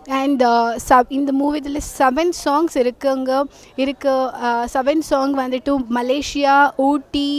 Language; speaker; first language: Tamil; non-native, learner; Kannada